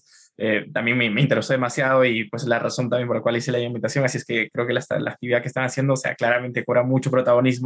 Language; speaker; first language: Spanish; native; Spanish